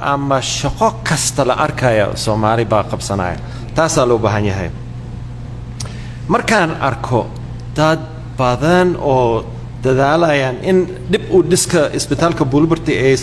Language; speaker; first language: Somali; non-native, fluent; English